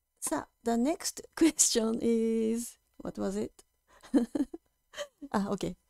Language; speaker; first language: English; non-native, fluent; Japanese